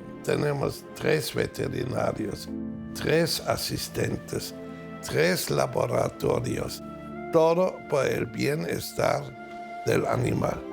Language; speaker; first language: Spanish; non-native, fluent; German